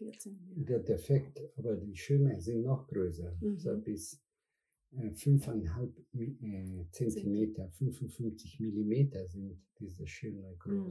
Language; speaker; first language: German; non-native, fluent; Spanish